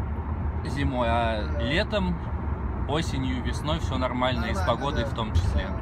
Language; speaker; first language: Russian; native; Russian